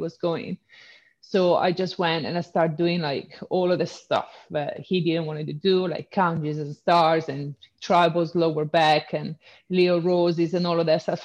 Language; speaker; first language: English; non-native, fluent; Italian